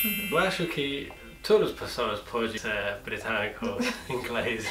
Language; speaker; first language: Portuguese; non-native, learner; English